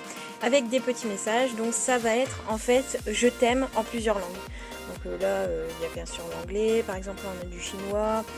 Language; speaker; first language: French; native; French